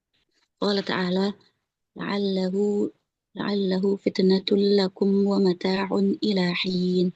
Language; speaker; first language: Arabic; non-native, learner; Indonesian